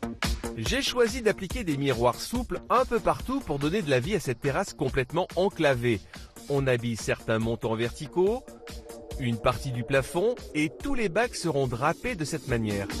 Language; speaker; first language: French; native; French